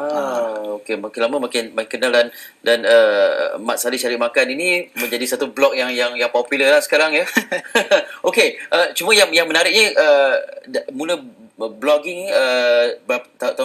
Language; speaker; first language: Malay; native; Malay